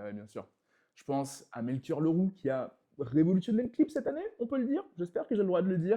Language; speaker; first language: French; native; French